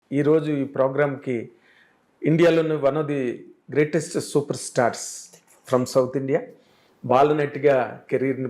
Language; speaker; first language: Telugu; native; Telugu